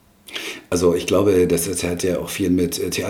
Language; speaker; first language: German; native; German